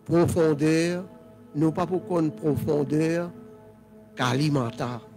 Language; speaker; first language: French; non-native, learner; Telugu